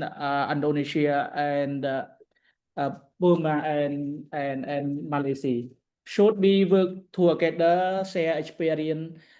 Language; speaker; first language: English; non-native, learner; Khmer